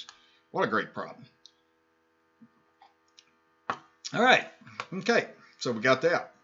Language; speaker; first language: English; native; English